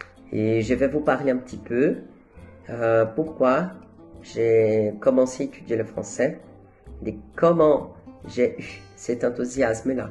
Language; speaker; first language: French; non-native, fluent; Portuguese